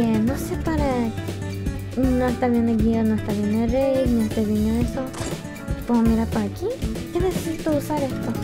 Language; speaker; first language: Spanish; early bilingual, heritage; English